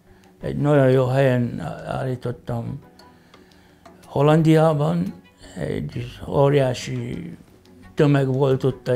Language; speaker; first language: Hungarian; non-native, fluent; Arabic